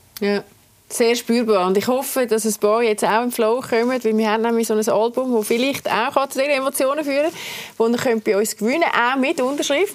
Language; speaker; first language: German; non-native, fluent; Estonian